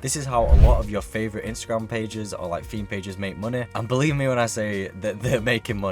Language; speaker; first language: English; native; English